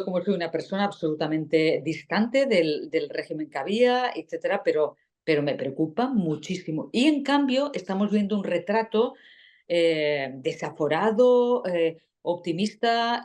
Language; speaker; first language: Spanish; native; Spanish